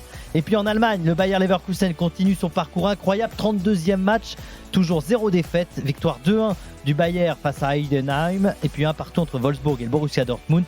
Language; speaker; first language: French; native; French